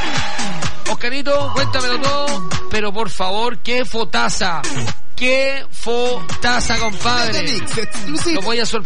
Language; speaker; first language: Spanish; native; Spanish